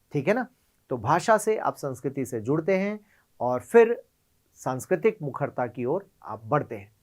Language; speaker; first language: Hindi; native; Hindi